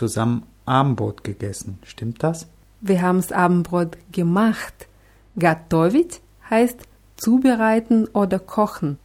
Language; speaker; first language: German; non-native, fluent; Russian